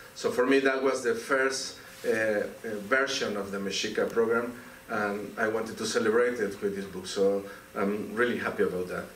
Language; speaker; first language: English; non-native, fluent; Spanish